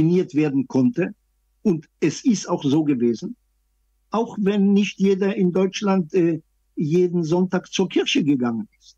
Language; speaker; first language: German; non-native, fluent; Hebrew